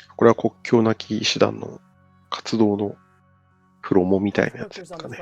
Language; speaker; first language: Japanese; native; Japanese